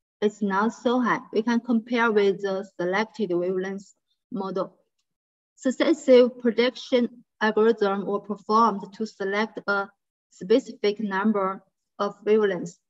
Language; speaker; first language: English; non-native, fluent; Chinese